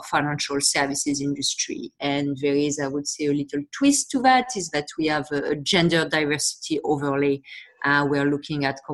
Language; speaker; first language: English; non-native, fluent; French